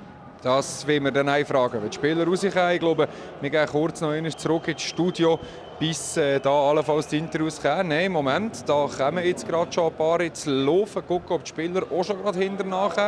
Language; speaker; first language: German; native; German